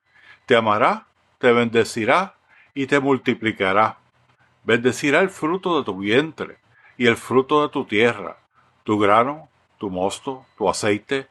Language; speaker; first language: Spanish; native; Spanish